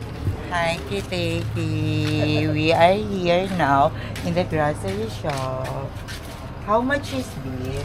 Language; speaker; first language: English; non-native, local second language; Filipino